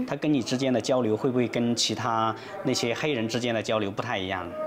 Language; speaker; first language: Chinese; native; Chinese